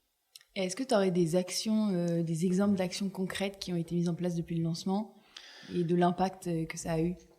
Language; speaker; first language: French; native; French